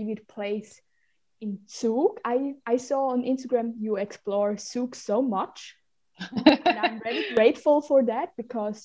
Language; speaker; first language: English; non-native, learner; Swiss German